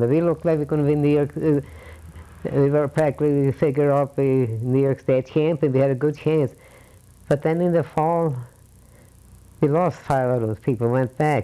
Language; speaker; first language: English; non-native, fluent; Swedish